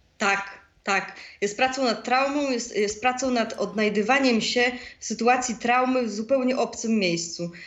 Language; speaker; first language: Polish; native; Polish